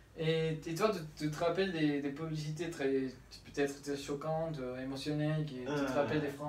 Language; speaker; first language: French; non-native, learner; Spanish